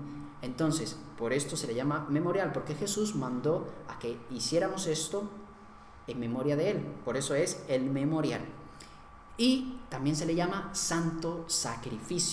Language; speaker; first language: Spanish; native; Spanish